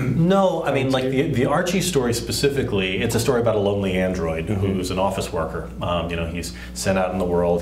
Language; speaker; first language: English; native; English